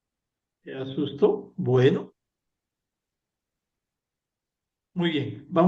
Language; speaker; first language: Spanish; native; Spanish